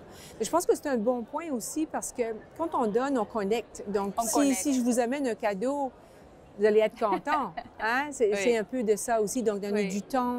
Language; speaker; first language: French; native; French